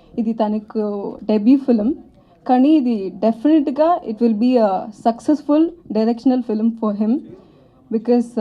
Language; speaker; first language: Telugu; non-native, learner; Tamil